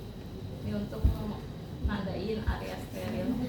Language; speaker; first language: Indonesian; native; Indonesian